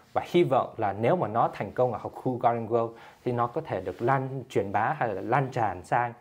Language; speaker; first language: Vietnamese; early bilingual, heritage; Vietnamese